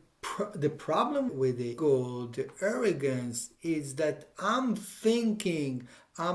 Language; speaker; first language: English; non-native, fluent; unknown